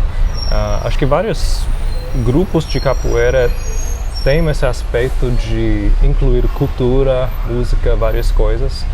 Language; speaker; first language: Portuguese; non-native, fluent; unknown